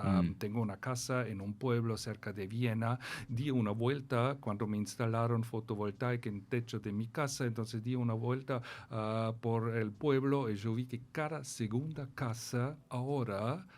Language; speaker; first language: Spanish; non-native, fluent; German